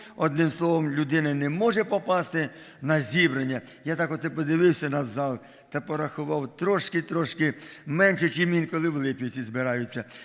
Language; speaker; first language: Ukrainian; non-native, local second language; Russian